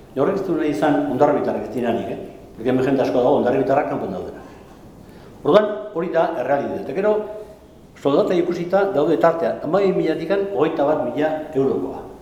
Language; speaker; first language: Basque; non-native, local second language; Spanish